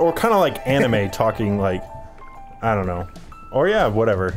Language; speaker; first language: English; native; English